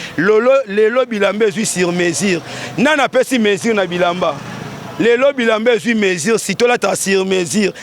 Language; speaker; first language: Lingala; native; Lingala